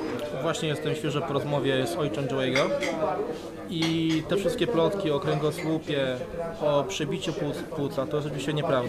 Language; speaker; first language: Polish; native; Polish